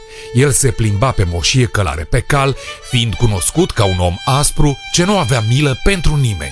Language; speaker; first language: Romanian; native; Romanian